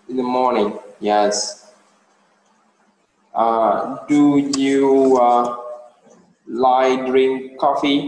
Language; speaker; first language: English; non-native, learner; Vietnamese